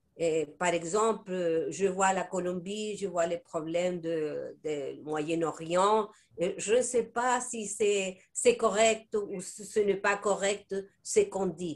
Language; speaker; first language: French; non-native, fluent; Spanish